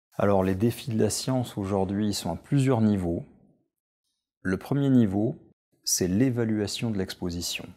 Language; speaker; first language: French; native; French